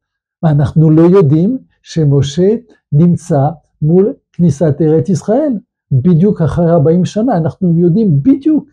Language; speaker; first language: Hebrew; non-native, fluent; French